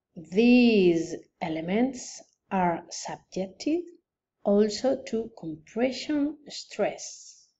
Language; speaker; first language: English; non-native, fluent; Spanish